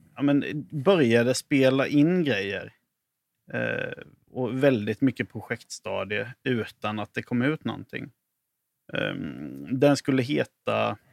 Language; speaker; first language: Swedish; native; Swedish